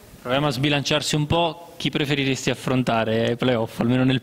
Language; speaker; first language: Italian; native; Italian